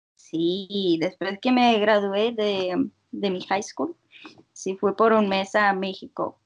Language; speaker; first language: Spanish; non-native, fluent; Russian